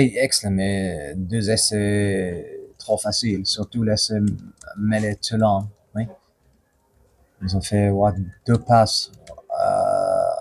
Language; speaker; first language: French; non-native, fluent; English